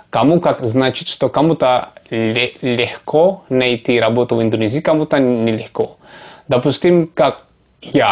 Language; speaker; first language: Russian; non-native, learner; Javanese